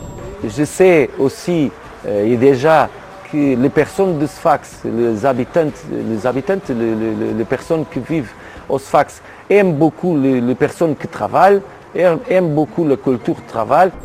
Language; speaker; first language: French; non-native, learner; Portuguese